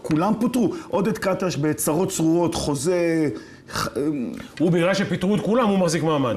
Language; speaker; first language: Hebrew; native; Hebrew